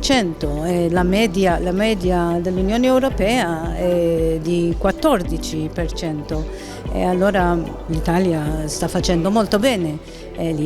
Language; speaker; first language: Italian; non-native, fluent; Maltese